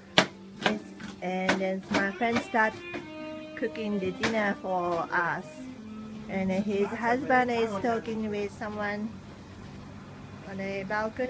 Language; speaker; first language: English; non-native, fluent; Japanese